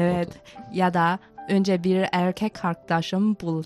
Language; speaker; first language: Turkish; non-native, fluent; Chinese